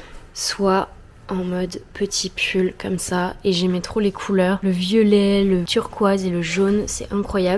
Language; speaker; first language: French; native; French